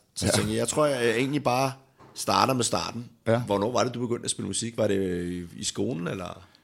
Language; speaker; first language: Danish; native; Danish